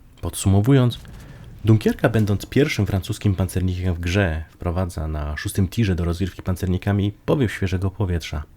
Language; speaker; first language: Polish; native; Polish